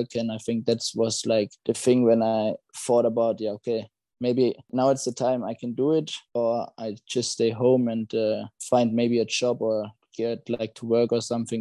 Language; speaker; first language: English; non-native, fluent; German